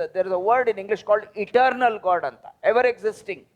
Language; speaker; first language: English; non-native, local second language; Kannada